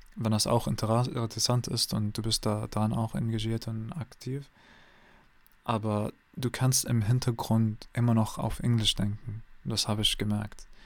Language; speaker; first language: German; non-native, learner; English